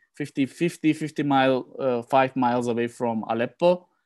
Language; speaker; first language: English; non-native, fluent; Turkish